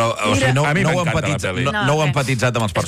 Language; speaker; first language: Catalan; native; Catalan